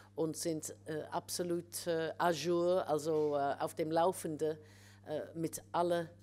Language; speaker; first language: German; non-native, fluent; English